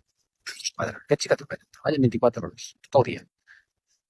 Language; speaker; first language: Catalan; native; Catalan